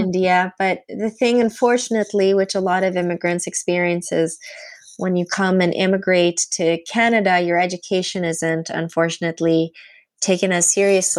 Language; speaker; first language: English; non-native, fluent; Punjabi